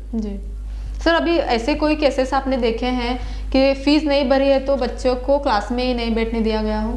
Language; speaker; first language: Hindi; non-native, local second language; Marathi